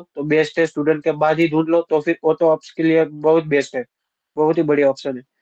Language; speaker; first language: Hindi; non-native, local second language; Gujarati